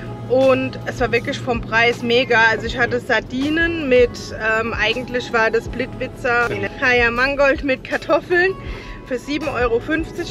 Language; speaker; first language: German; native; German